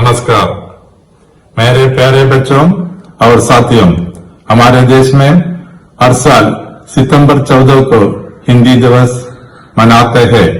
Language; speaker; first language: Hindi; non-native, local second language; Malayalam